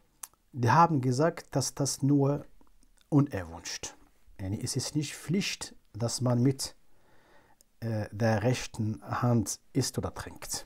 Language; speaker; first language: German; non-native, fluent; Arabic